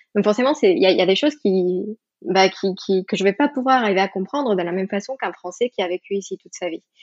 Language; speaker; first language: French; non-native, fluent; Spanish